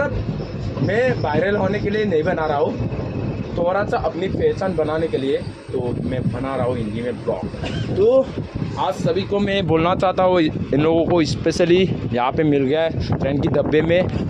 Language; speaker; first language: Hindi; non-native, local second language; Mising